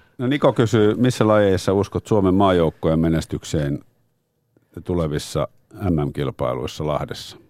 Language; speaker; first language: Finnish; native; Finnish